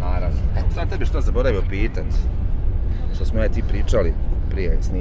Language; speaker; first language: Bosnian; native; Bosnian